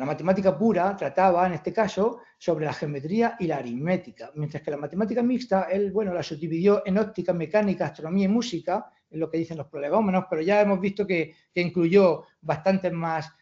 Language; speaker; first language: Spanish; native; Spanish